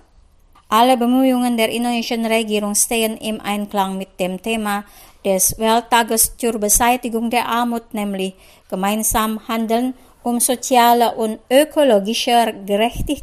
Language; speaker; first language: German; non-native, fluent; Indonesian